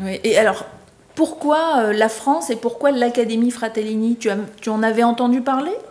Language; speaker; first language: French; native; French